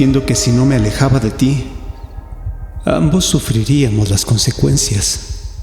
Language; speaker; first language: Spanish; native; Spanish